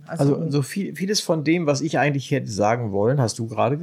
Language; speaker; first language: German; native; German